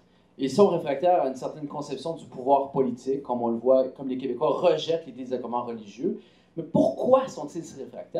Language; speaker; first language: French; native; French